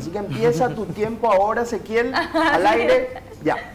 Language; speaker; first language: Spanish; native; Spanish